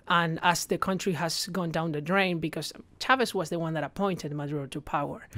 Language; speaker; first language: English; non-native, fluent; Spanish